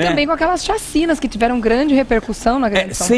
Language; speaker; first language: Portuguese; native; Portuguese